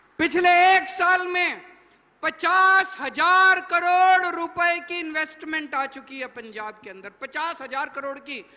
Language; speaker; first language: Hindi; native; Hindi